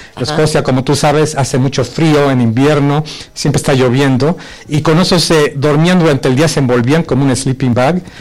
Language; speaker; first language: Spanish; early bilingual, heritage; Spanish